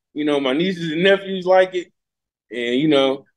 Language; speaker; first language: English; native; English